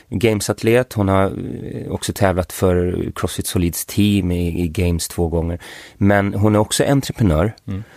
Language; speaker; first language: Swedish; early bilingual, other home language; English